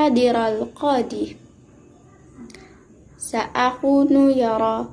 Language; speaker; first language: Arabic; non-native, learner; Indonesian